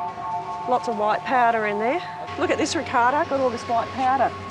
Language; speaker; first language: English; native; English